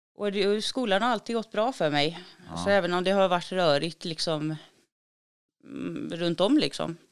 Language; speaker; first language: Swedish; native; Swedish